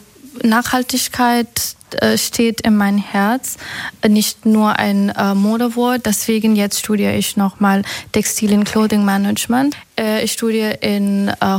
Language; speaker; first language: German; non-native, learner; Nepali